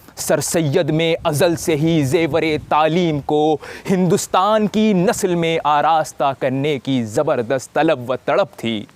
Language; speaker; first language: Urdu; native; Urdu